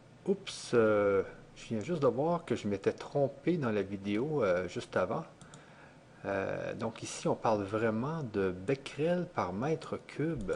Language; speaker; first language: French; native; French